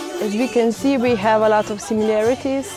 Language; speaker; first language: English; non-native, fluent; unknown